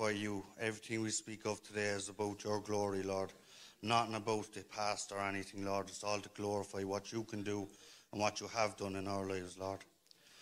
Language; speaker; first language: English; native; English